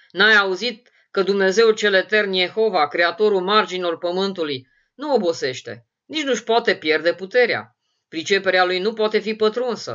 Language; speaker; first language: Romanian; native; Romanian